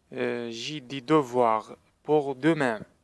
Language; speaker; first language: French; non-native, fluent; Arabic